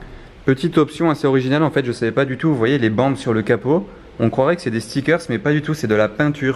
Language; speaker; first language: French; native; French